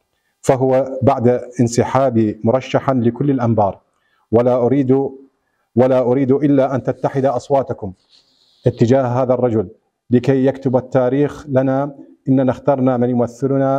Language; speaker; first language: Arabic; native; Arabic